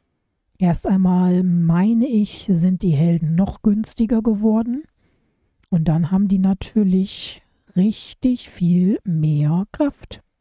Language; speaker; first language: German; native; German